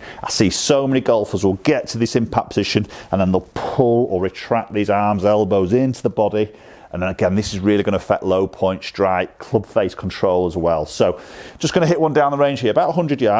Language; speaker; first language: English; native; English